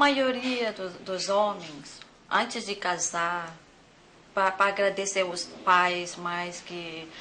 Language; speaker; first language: Portuguese; non-native, learner; Thai